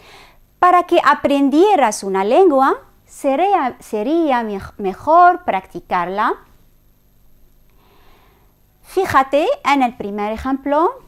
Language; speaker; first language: Spanish; non-native, fluent; Arabic